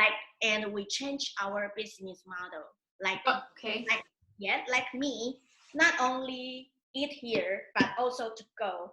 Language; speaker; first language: English; non-native, learner; Chinese